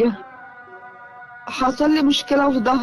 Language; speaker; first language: Arabic; native; Arabic